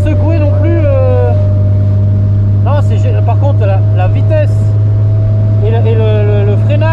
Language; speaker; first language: French; native; French